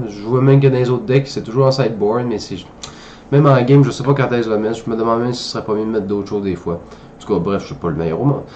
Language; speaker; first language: French; native; French